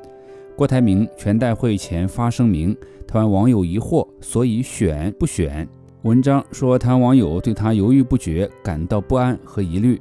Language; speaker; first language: Chinese; native; Chinese